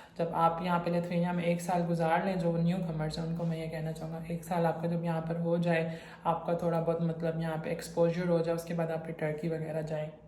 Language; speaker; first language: Urdu; non-native, local second language; Saraiki